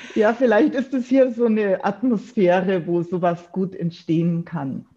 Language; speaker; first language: German; native; German